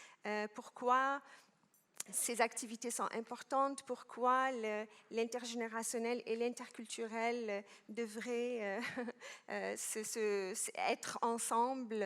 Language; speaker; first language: French; non-native, local second language; Arabic